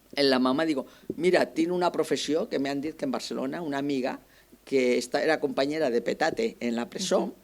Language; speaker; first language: Spanish; non-native, local second language; Catalan